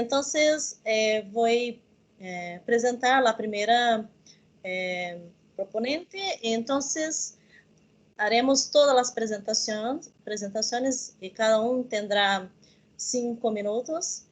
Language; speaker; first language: Spanish; non-native, learner; Portuguese